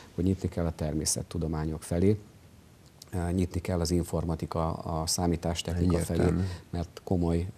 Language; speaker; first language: Hungarian; native; Hungarian